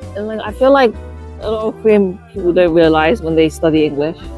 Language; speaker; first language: English; native; English